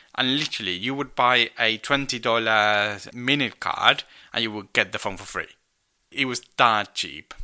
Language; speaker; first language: English; non-native, fluent; Spanish